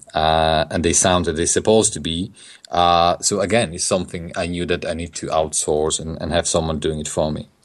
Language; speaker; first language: English; non-native, fluent; Polish